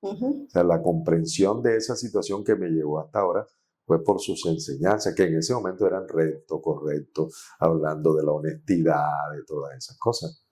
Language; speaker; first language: Spanish; native; Spanish